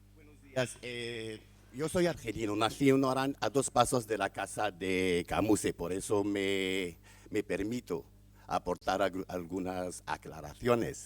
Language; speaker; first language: Spanish; non-native, fluent; Arabic